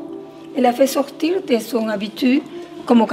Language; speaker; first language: French; non-native, fluent; Spanish